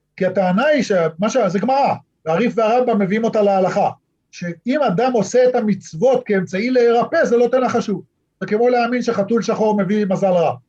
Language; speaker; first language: Hebrew; native; Hebrew